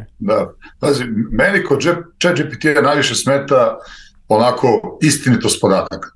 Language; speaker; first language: Serbian; native; Serbian